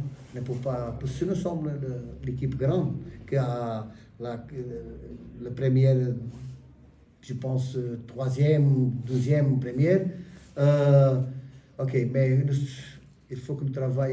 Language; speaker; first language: French; non-native, learner; Portuguese